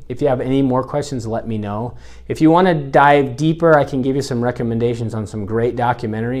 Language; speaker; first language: English; native; English